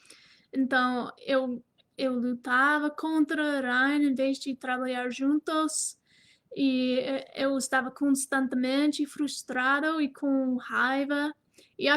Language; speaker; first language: Portuguese; non-native, fluent; English